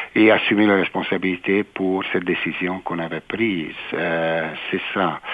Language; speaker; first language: French; non-native, fluent; Hungarian